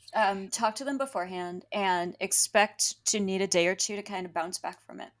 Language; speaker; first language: English; early bilingual, other home language; Spanish